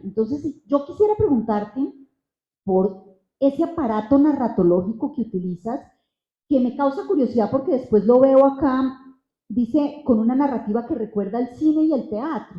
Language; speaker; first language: Spanish; native; Spanish